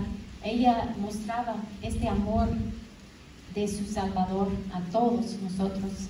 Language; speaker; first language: Spanish; non-native, fluent; English